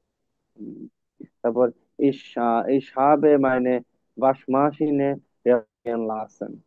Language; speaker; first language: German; non-native, learner; Bangla